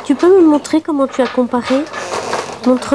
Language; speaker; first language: French; native; French